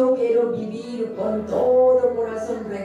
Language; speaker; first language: Spanish; non-native, learner; Korean